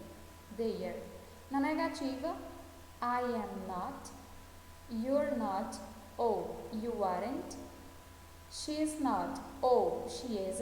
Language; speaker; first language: English; non-native, fluent; Portuguese